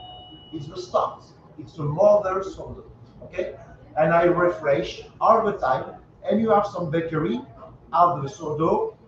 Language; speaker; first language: English; non-native, learner; French